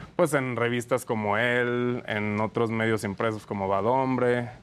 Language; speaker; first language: Spanish; native; Spanish